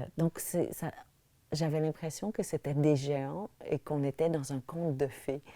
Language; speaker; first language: French; early bilingual, other home language; Vietnamese